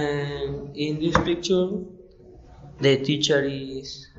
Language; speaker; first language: English; non-native, learner; Spanish